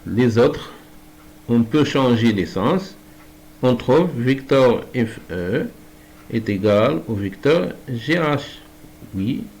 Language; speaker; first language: French; non-native, local second language; Arabic